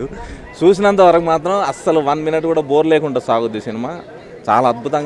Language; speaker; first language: Telugu; native; Telugu